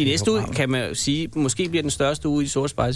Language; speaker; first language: Danish; native; Danish